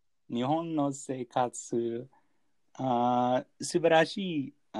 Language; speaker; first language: Japanese; non-native, learner; English